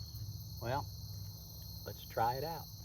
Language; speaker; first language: English; native; English